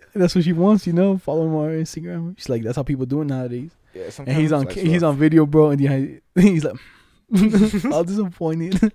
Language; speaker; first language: English; non-native, fluent; Spanish